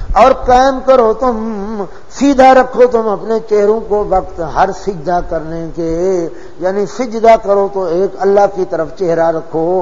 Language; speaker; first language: Urdu; non-native, local second language; Punjabi